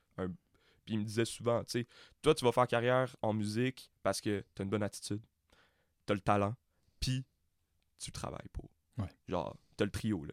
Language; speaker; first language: French; native; French